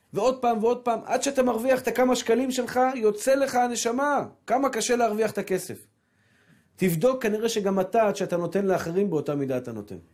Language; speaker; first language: Hebrew; native; Hebrew